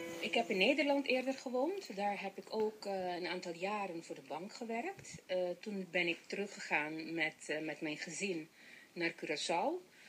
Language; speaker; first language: Dutch; non-native, local second language; Papiamento